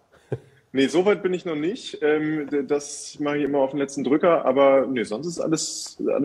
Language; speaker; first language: German; native; German